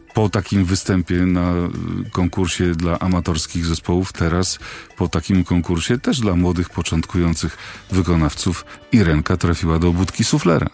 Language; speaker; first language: Polish; native; Polish